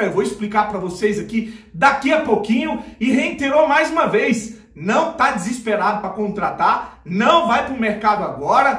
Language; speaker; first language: Portuguese; native; Portuguese